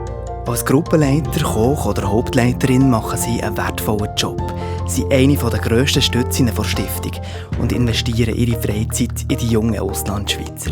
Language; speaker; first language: German; native; German